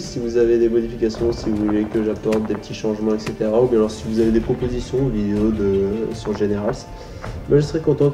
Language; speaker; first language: French; native; French